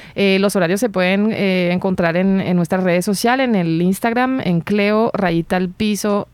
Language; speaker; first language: Spanish; non-native, fluent; French